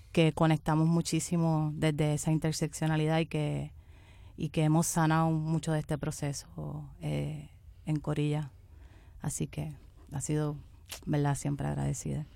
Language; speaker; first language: Spanish; native; Spanish